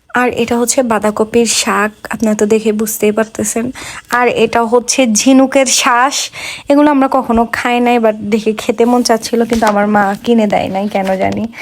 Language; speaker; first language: Bangla; non-native, local second language; Chakma